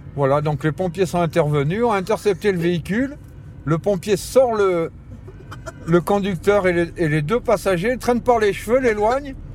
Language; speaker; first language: French; non-native, fluent; Spanish